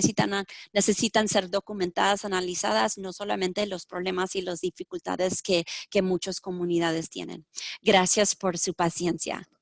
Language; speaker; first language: Spanish; early bilingual, heritage; Spanish